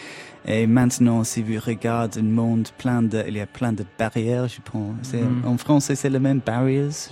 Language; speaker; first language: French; non-native, learner; English